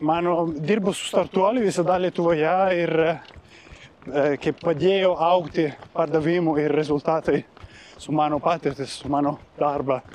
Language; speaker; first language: Lithuanian; non-native, learner; Italian